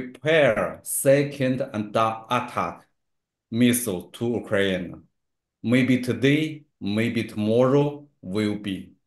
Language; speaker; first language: English; non-native, learner; Chinese